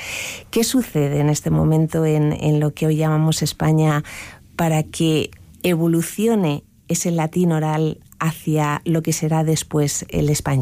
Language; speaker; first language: Spanish; native; Spanish